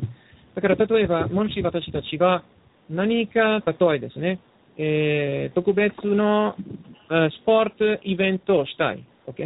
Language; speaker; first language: Japanese; non-native, learner; Italian